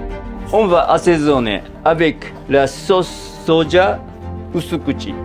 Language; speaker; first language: French; non-native, learner; Japanese